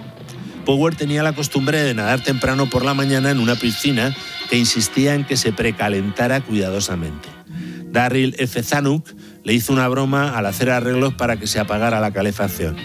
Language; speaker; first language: Spanish; native; Spanish